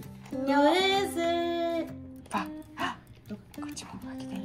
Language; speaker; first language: Japanese; native; Japanese